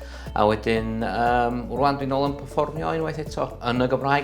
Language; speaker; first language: Welsh; non-native, local second language; English